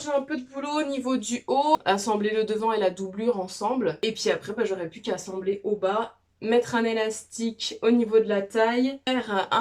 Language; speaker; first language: French; native; French